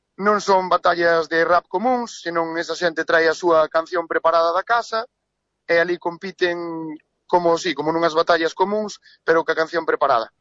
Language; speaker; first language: Galician; native; Galician